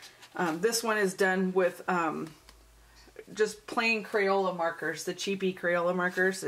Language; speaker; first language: English; native; English